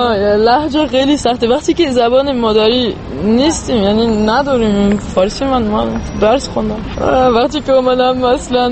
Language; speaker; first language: Persian; non-native, fluent; French